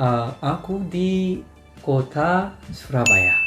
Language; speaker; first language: Indonesian; non-native, learner; Korean